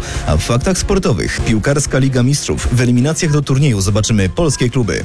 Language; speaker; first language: Polish; native; Polish